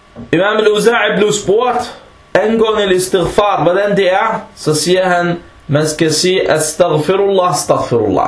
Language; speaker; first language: Danish; early bilingual, other home language; Arabic